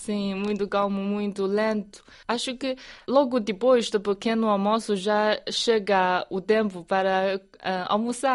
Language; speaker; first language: Portuguese; non-native, fluent; Chinese